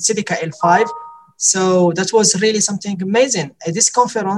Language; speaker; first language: English; non-native, fluent; Arabic